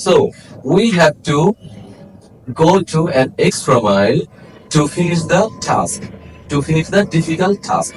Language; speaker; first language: English; non-native, local second language; Bangla